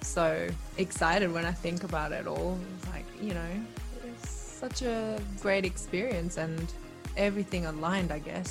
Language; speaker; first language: English; early bilingual, other home language; Korean